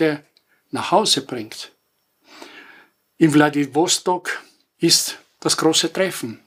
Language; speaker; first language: German; non-native, fluent; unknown